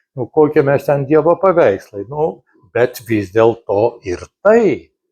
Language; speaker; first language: Lithuanian; native; Lithuanian